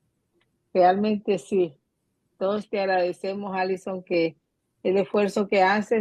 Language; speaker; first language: Spanish; native; Spanish